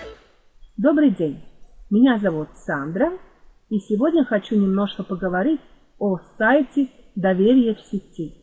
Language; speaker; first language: Russian; non-native, fluent; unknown